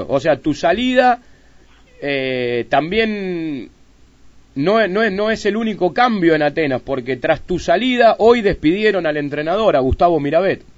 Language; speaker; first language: Spanish; native; Spanish